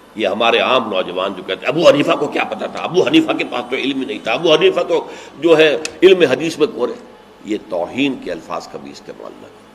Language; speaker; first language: Urdu; native; Urdu